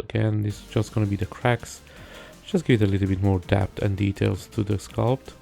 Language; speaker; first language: English; non-native, fluent; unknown